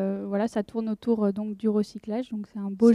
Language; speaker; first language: French; native; French